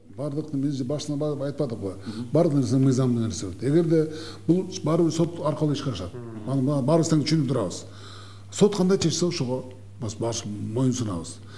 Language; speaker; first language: Kyrgyz; native; Kyrgyz